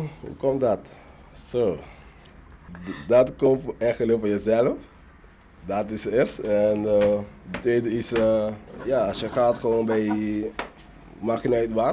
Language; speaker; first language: Dutch; non-native, learner; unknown